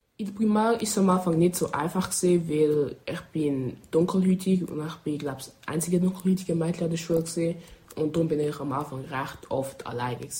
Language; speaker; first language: German; early bilingual, other home language; French